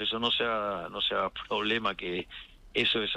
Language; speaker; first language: Spanish; native; Spanish